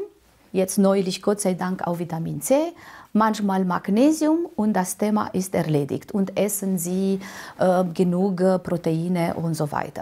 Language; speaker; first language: German; non-native, fluent; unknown